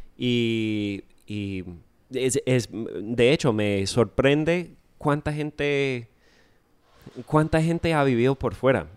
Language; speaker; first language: Spanish; non-native, fluent; English